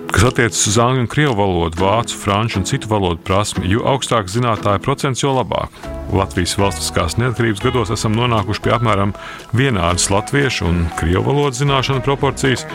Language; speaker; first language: Latvian; native; Latvian